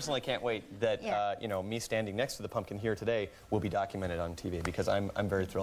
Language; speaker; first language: English; native; English